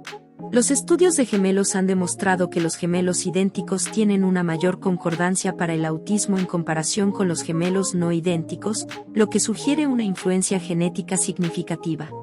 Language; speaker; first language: Spanish; native; Spanish